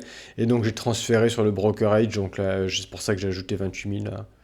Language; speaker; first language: French; native; French